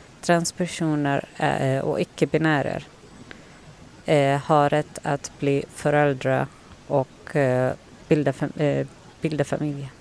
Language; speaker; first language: Swedish; non-native, learner; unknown